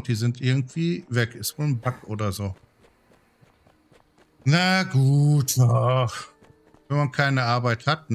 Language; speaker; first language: German; native; German